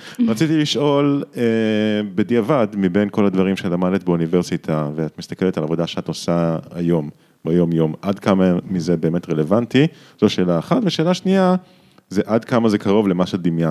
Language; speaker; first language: Hebrew; native; Hebrew